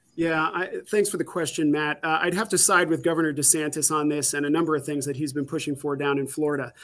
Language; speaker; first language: English; native; English